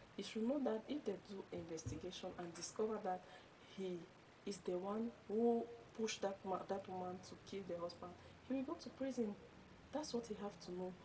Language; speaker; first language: English; non-native, local second language; French